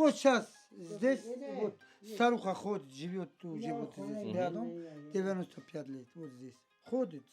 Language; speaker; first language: Russian; non-native, learner; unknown